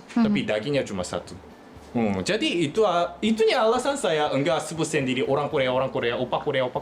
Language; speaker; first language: Indonesian; non-native, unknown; Korean